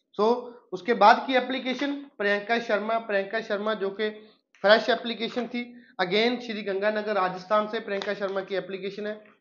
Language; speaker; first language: Hindi; non-native, local second language; Punjabi